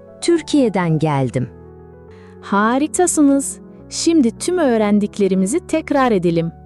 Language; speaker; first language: Turkish; non-native, fluent; Russian